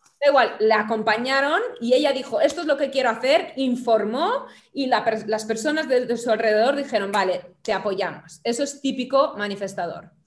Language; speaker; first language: Spanish; non-native, fluent; German